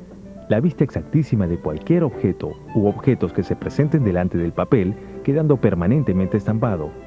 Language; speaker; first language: Spanish; native; Spanish